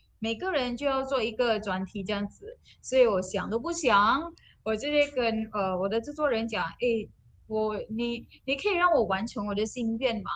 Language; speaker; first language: Chinese; non-native, local second language; Malay